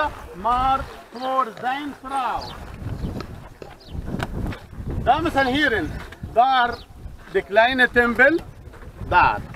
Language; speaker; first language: Dutch; non-native, learner; Arabic